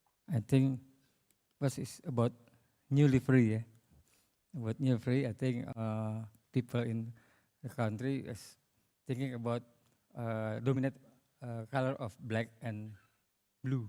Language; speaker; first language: English; non-native, learner; Indonesian